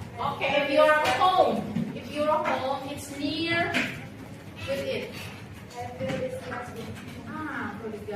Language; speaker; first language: English; non-native, learner; Indonesian